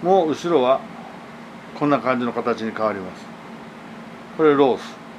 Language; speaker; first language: Japanese; native; Japanese